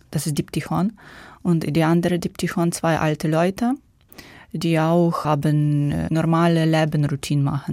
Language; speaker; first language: German; non-native, learner; Ukrainian